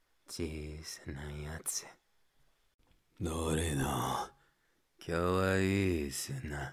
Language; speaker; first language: Japanese; non-native, learner; Spanish